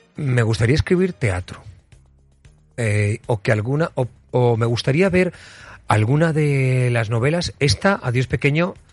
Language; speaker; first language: Spanish; native; Spanish